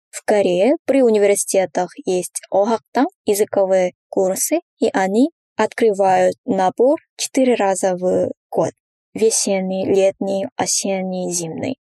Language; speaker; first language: Russian; non-native, fluent; Korean